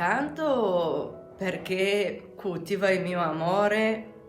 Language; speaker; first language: Italian; non-native, fluent; Bulgarian